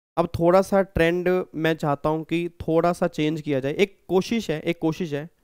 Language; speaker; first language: Hindi; native; Hindi